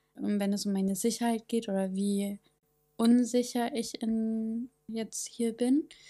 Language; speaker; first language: German; native; German